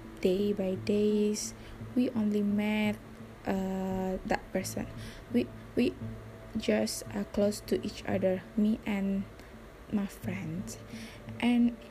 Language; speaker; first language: English; non-native, learner; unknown